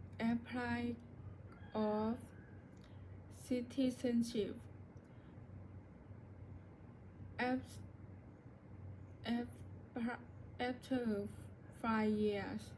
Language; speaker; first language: English; non-native, learner; Thai